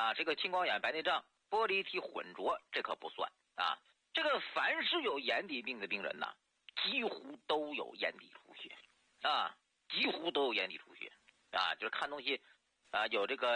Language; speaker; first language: Chinese; native; Chinese